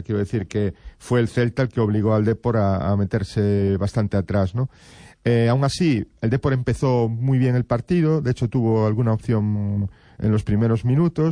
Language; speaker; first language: Spanish; native; Spanish